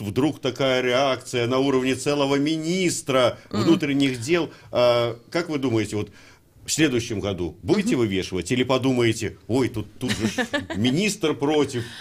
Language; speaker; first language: Russian; native; Russian